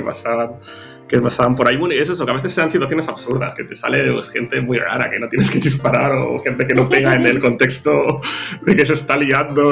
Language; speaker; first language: Spanish; native; Spanish